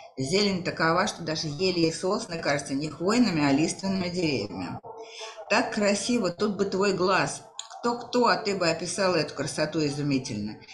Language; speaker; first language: Russian; native; Russian